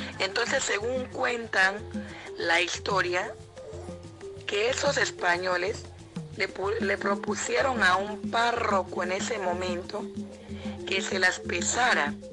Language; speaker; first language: Spanish; native; Spanish